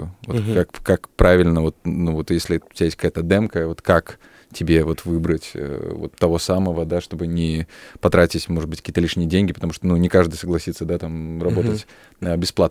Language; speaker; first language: Russian; native; Russian